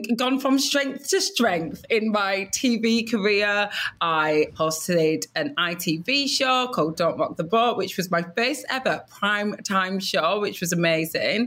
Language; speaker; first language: English; native; English